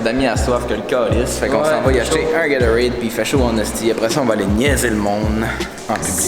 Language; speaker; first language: French; native; French